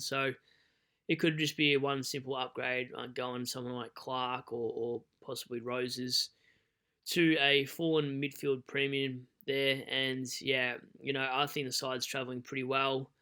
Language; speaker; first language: English; native; English